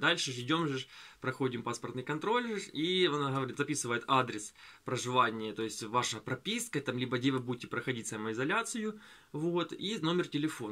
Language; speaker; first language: Russian; native; Russian